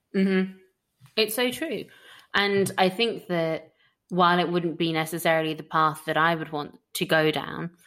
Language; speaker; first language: English; native; English